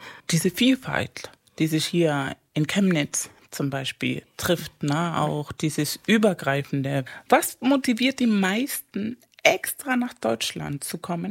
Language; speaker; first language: German; non-native, fluent; Spanish